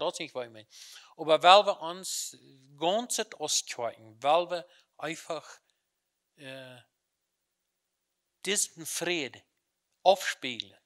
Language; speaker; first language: German; non-native, learner; Plautdietsch